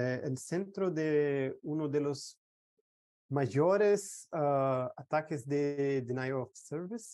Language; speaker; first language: Spanish; non-native, fluent; Portuguese